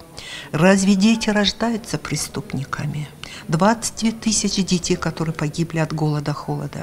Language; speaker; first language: Russian; non-native, local second language; Karachay-Balkar